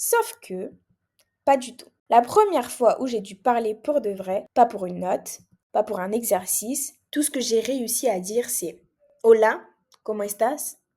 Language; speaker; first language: French; non-native, local second language; Comorian